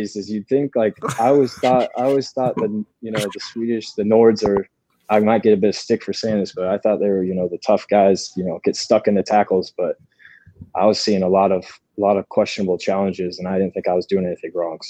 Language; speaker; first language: English; native; English